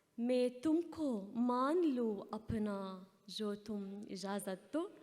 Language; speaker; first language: Urdu; non-native, fluent; Arabic